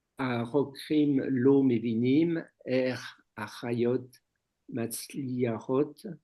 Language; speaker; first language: Hebrew; non-native, learner; French